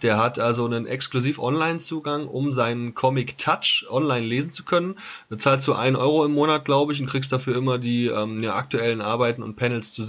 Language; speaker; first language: German; native; German